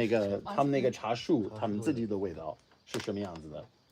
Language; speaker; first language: Chinese; non-native, fluent; English